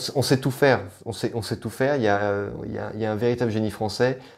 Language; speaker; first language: French; native; French